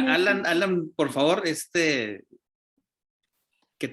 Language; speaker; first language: Spanish; native; Spanish